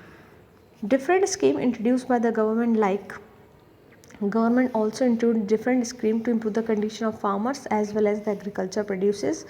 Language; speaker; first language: English; non-native, local second language; Hindi